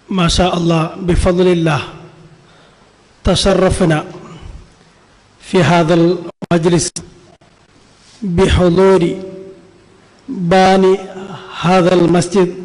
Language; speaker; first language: Arabic; non-native, fluent; Malayalam